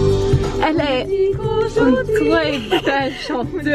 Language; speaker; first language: French; non-native, learner; English